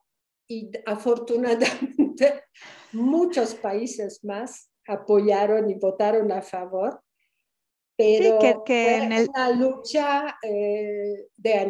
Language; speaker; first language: Spanish; non-native, fluent; Polish